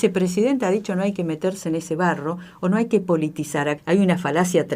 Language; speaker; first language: Spanish; native; Spanish